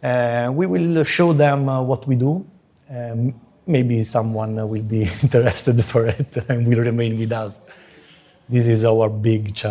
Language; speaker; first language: English; non-native, fluent; Italian